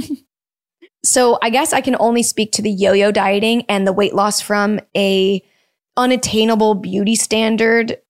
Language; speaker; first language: English; early bilingual, other home language; Filipino